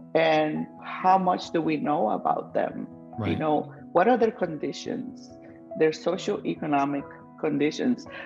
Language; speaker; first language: English; non-native, fluent; Spanish